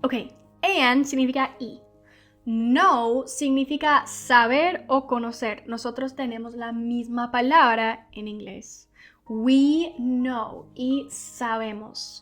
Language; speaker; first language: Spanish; non-native, fluent; English